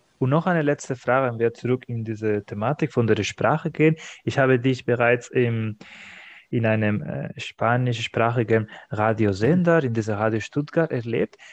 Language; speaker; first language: German; non-native, fluent; Spanish